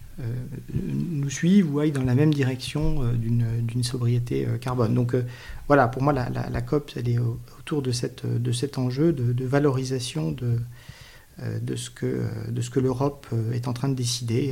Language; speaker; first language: French; native; French